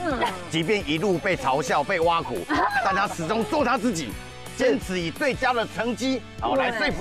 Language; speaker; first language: Chinese; native; Chinese